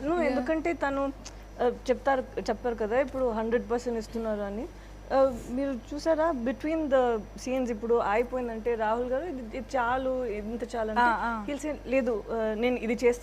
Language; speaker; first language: Telugu; non-native, fluent; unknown